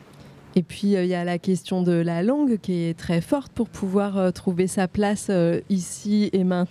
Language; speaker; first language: French; native; French